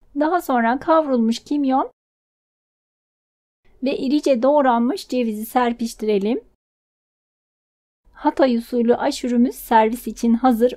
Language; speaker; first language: Turkish; native; Turkish